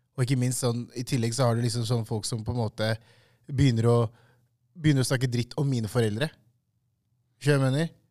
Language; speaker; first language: Norwegian; early bilingual, other home language; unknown